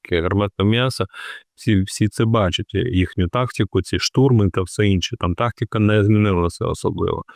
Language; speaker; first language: Ukrainian; native; Ukrainian